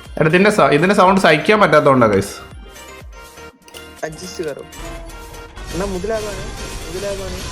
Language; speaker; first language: Malayalam; native; Malayalam